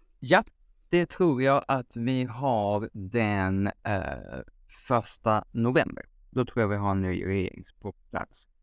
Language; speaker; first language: Swedish; native; Swedish